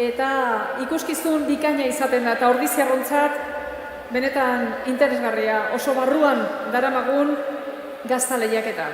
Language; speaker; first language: Basque; native; Basque